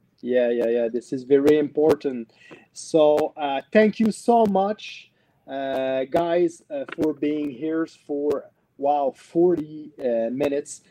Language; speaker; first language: English; non-native, learner; French